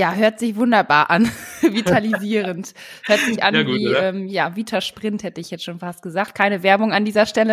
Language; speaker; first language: German; native; German